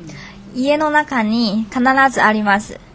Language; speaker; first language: Japanese; non-native, learner; Chinese